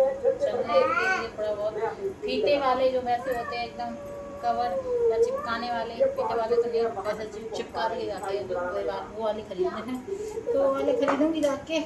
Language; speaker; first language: Hindi; native; Hindi